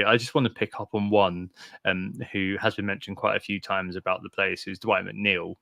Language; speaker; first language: English; native; English